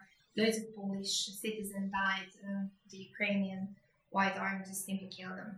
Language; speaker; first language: English; non-native, fluent; Hungarian